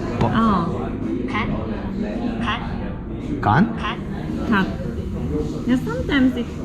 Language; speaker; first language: English; non-native, learner; Japanese